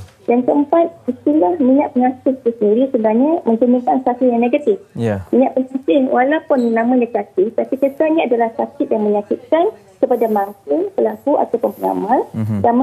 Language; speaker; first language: Malay; native; Malay